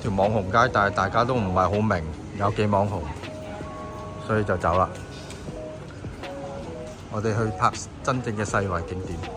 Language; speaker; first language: Chinese; native; Chinese